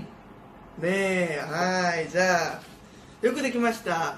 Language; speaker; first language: Japanese; non-native, learner; Korean